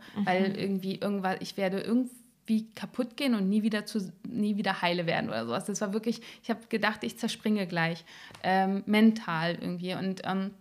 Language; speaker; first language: German; native; German